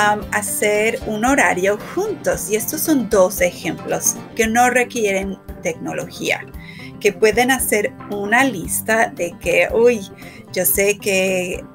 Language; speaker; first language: Spanish; non-native, fluent; English